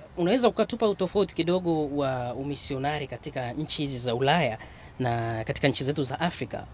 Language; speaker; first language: Swahili; native; Swahili